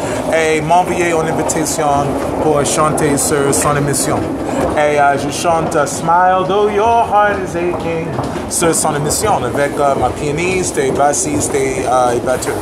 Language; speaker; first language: French; non-native, learner; English